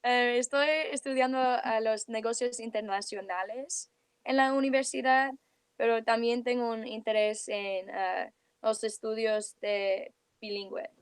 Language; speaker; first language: Spanish; early bilingual, heritage; Spanish